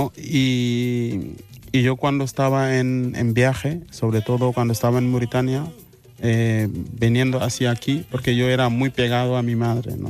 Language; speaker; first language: Spanish; non-native, fluent; Mandingo